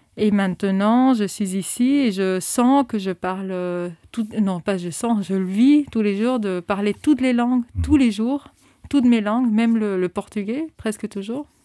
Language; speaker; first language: French; non-native, fluent; Spanish